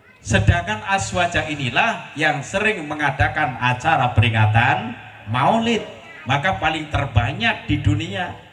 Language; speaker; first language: Indonesian; non-native, local second language; Javanese